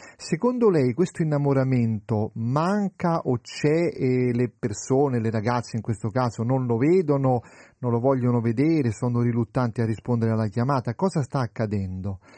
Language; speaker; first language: Italian; native; Italian